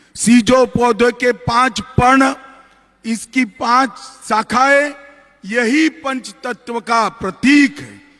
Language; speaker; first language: Hindi; non-native, local second language; Gujarati